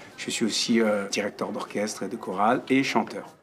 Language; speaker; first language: French; native; French